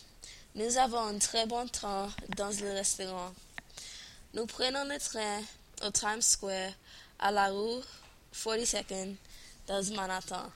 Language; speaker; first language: French; non-native, learner; English